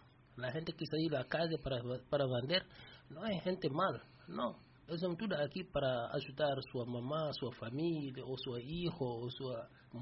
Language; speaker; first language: Spanish; non-native, learner; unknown